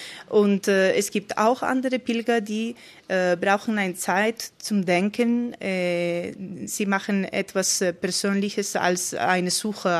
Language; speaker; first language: German; non-native, fluent; Spanish